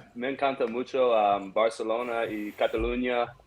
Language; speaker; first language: Spanish; non-native, learner; English